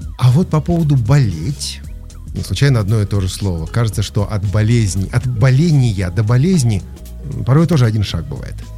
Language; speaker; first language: Russian; native; Russian